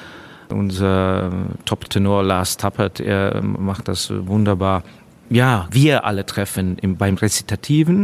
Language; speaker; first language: German; non-native, fluent; Estonian